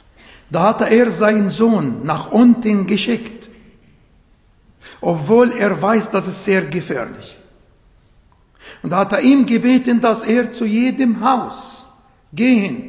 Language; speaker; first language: German; non-native, fluent; Arabic